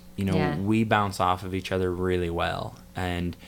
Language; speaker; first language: English; native; English